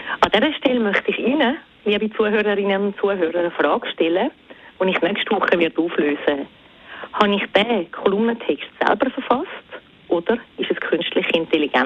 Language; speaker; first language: German; native; German